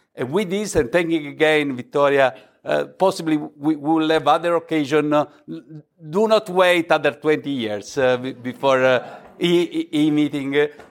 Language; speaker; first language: English; non-native, fluent; Italian